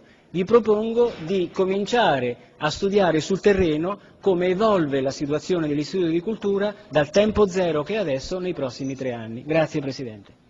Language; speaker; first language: Italian; native; Italian